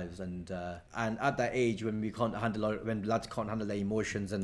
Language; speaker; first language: English; native; English